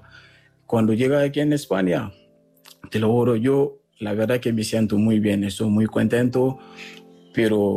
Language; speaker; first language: Spanish; non-native, fluent; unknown